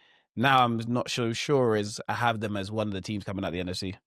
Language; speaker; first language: English; native; English